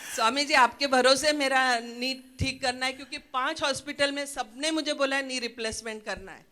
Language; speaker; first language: Hindi; non-native, local second language; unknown